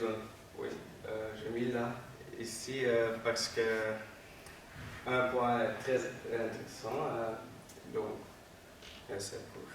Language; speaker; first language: French; non-native, learner; Dutch